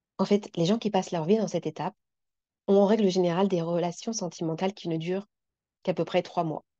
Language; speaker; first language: French; native; French